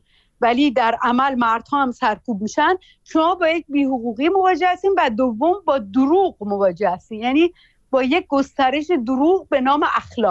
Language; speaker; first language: Persian; native; Persian